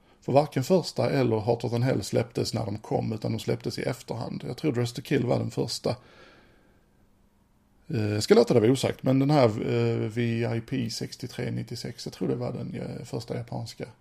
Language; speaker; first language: Swedish; native; Swedish